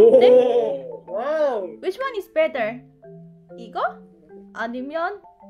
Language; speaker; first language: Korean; non-native, learner; Indonesian